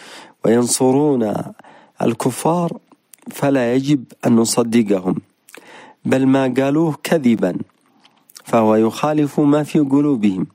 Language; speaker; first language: Arabic; native; Arabic